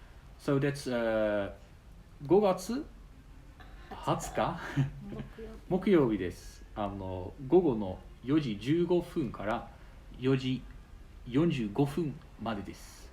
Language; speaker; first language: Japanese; non-native, fluent; Dutch